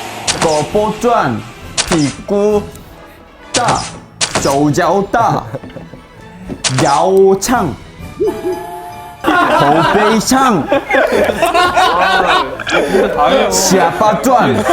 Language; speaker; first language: Chinese; non-native, learner; Korean